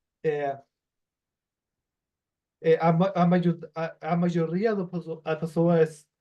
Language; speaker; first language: Portuguese; non-native, learner; German